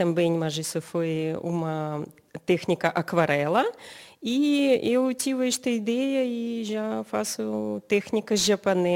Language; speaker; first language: Portuguese; non-native, learner; Uzbek